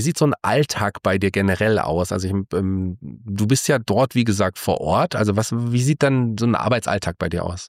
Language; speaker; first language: German; native; German